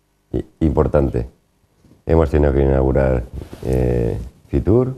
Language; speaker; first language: Spanish; native; Spanish